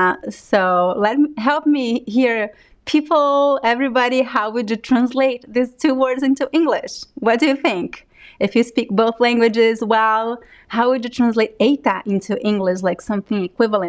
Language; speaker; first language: English; non-native, fluent; Portuguese